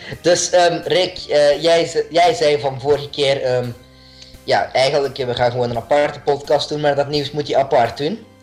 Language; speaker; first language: Dutch; native; Dutch